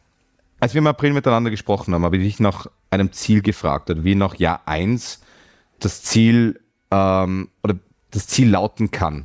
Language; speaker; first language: German; native; German